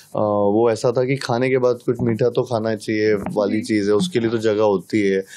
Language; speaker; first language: Hindi; native; Hindi